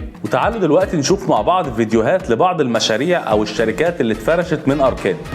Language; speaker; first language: Arabic; native; Arabic